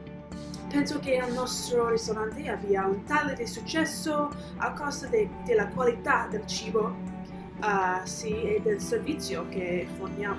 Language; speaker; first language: Italian; non-native, learner; English